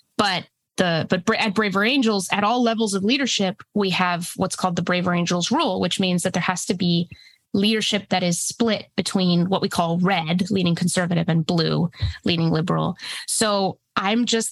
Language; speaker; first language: English; early bilingual, other home language; Spanish